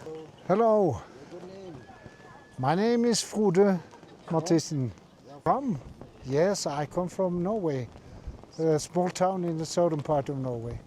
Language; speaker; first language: English; non-native, fluent; Norwegian